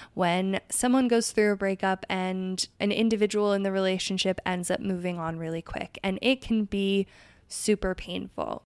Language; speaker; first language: English; native; English